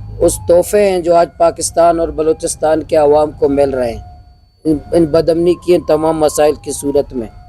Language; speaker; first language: Urdu; non-native, local second language; Baluchi